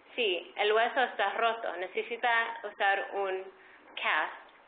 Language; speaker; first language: Spanish; early bilingual, heritage; Spanish